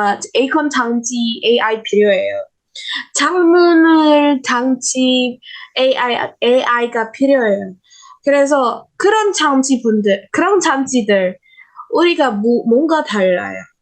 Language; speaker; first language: Korean; non-native, learner; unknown